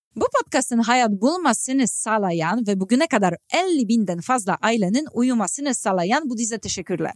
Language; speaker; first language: Turkish; non-native, fluent; Polish